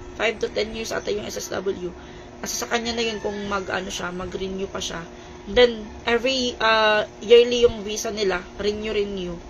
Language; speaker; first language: Filipino; non-native, local second language; Cebuano